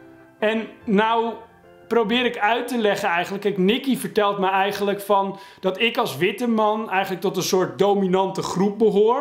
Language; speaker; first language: Dutch; native; Dutch